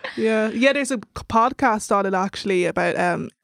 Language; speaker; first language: English; native; English